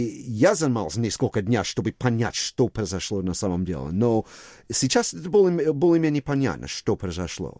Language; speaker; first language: Russian; non-native, fluent; English